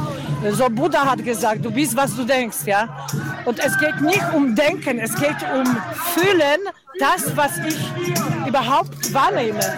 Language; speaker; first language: German; non-native, fluent; Polish